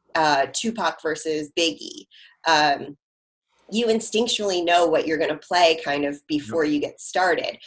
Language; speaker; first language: English; native; English